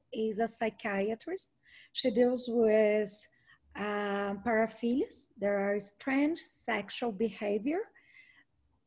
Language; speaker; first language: English; non-native, fluent; Portuguese